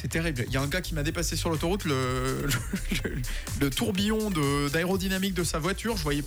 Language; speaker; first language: French; native; French